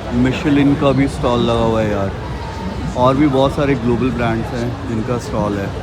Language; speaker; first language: Hindi; native; Hindi